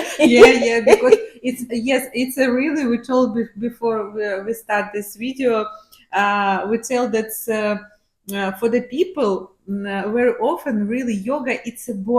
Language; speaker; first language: English; non-native, learner; Ukrainian